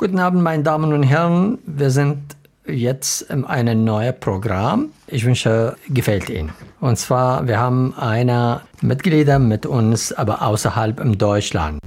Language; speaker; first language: German; non-native, learner; Arabic